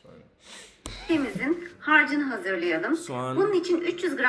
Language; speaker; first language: Turkish; native; Turkish